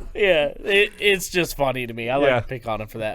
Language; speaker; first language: English; native; English